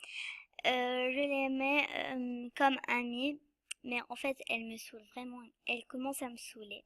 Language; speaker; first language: French; non-native, local second language; Arabic